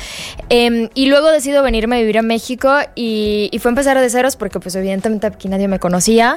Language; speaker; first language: Spanish; native; Spanish